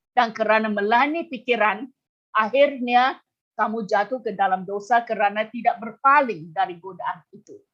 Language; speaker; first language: Malay; non-native, local second language; Chinese